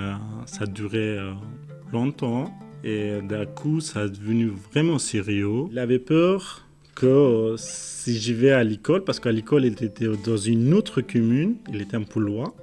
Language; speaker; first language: French; non-native, learner; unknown